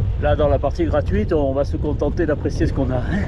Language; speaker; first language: French; native; French